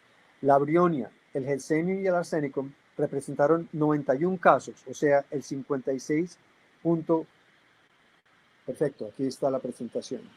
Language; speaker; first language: Spanish; native; Spanish